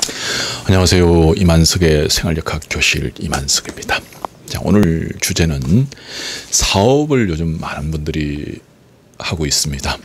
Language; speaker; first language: Korean; native; Korean